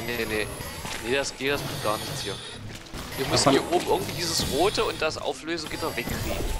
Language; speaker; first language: German; native; German